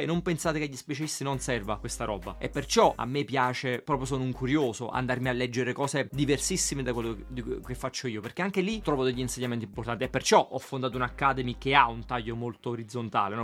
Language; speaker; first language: Italian; native; Italian